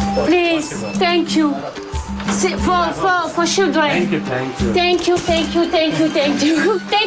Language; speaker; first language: English; non-native, learner; French